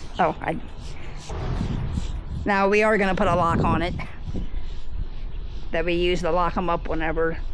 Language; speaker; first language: English; native; English